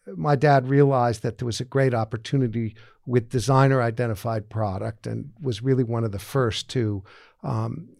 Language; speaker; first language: English; native; English